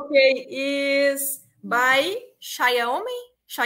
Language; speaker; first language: English; non-native, learner; Portuguese